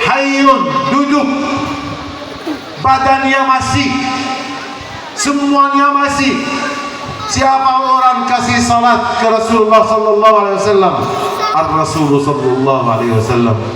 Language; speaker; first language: Indonesian; non-native, learner; Arabic